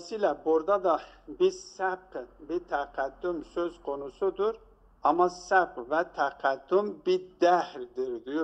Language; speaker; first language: Turkish; native; Turkish